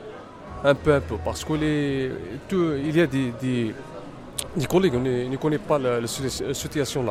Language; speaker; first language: French; non-native, learner; Arabic